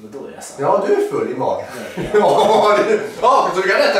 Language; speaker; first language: Swedish; native; Swedish